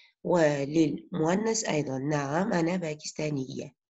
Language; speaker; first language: Arabic; non-native, fluent; Uzbek